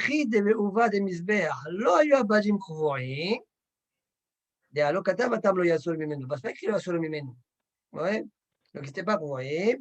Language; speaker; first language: French; native; French